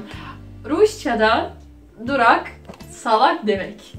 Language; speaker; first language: Turkish; non-native, fluent; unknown